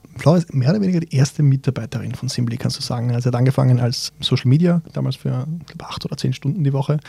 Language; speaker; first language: German; early bilingual, other home language; Bosnian